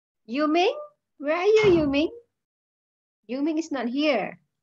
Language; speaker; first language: English; non-native, local second language; Malay